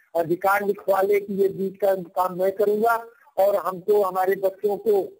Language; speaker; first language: Hindi; native; Hindi